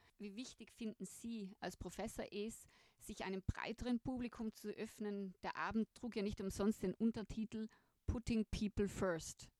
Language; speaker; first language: German; native; German